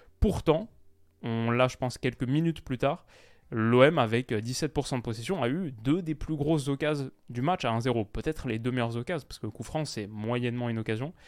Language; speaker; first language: French; native; French